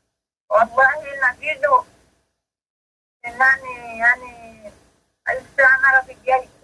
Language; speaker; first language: Arabic; non-native, learner; Swahili